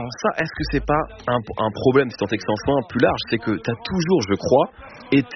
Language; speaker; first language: French; native; French